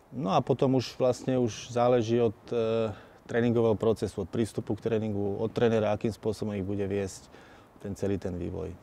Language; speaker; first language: Slovak; native; Slovak